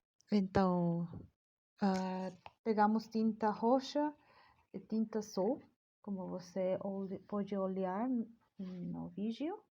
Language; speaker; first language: Portuguese; non-native, learner; Spanish